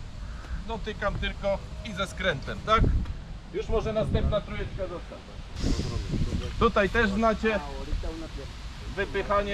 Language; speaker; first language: Polish; native; Polish